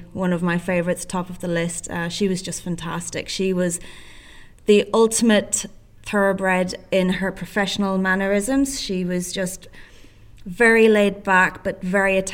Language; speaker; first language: English; native; English